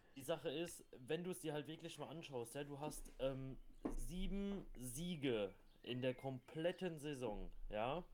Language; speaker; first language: German; native; German